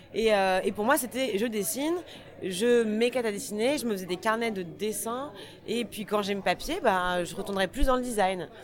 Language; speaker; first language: French; native; French